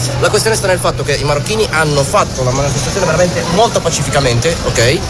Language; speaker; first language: Italian; non-native, fluent; Arabic